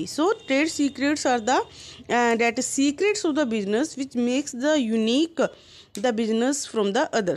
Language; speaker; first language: English; non-native, local second language; Hindi